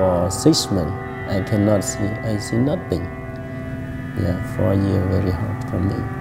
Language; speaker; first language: English; non-native, learner; Khmer